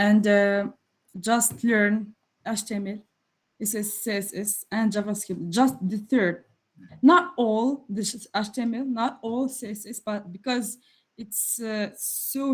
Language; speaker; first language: English; non-native, learner; French